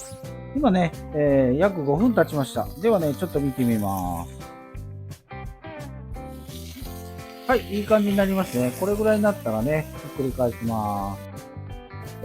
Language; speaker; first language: Japanese; native; Japanese